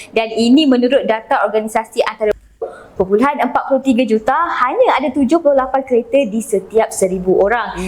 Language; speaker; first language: Malay; native; Malay